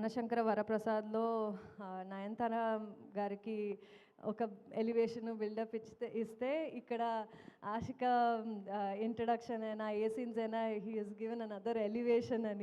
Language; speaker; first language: Telugu; non-native, fluent; Kannada